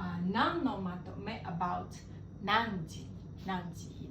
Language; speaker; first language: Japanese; non-native, fluent; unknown